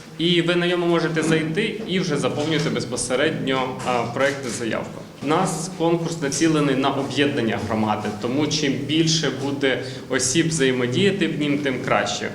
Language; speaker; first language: Ukrainian; native; Ukrainian